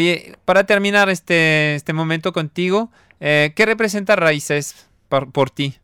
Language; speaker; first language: Spanish; non-native, fluent; French